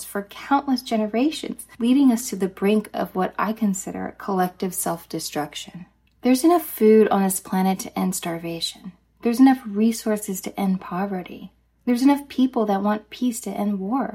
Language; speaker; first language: English; native; English